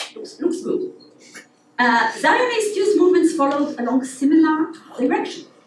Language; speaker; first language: English; non-native, fluent; Hebrew